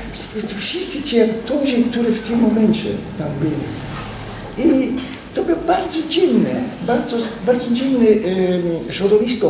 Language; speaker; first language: Polish; non-native, learner; Italian